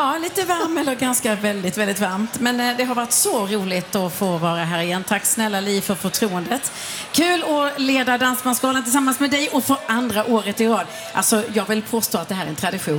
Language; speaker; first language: Swedish; native; Swedish